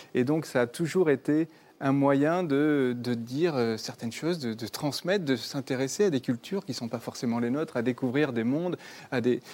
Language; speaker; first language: French; native; French